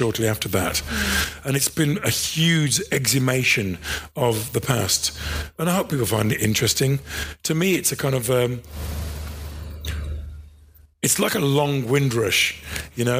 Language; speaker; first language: English; native; English